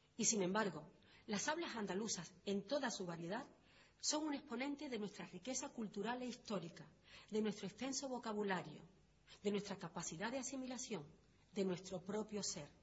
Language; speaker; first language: Spanish; native; Spanish